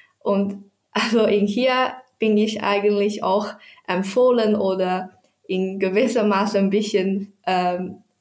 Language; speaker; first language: German; non-native, learner; Chinese